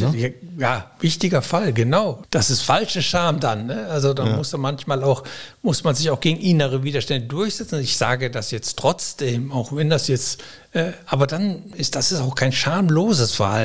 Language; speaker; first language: German; native; German